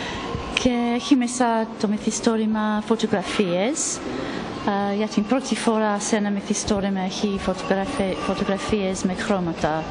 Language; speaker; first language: Greek; non-native, fluent; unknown